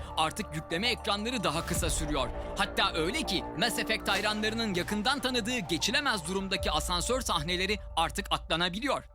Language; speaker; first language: Turkish; native; Turkish